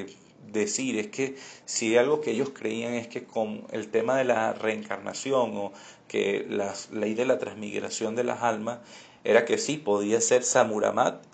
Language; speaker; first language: Spanish; native; Spanish